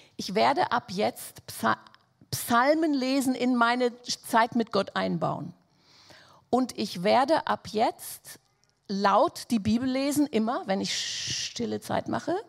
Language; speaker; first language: German; non-native, fluent; Portuguese